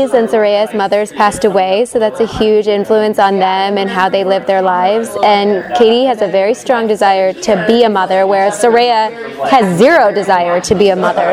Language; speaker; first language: English; native; English